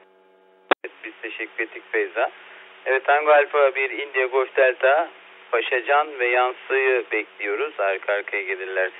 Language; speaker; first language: Turkish; native; Turkish